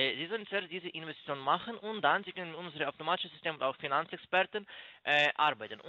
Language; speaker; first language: German; non-native, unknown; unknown